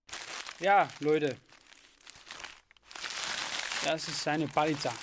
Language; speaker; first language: German; non-native, fluent; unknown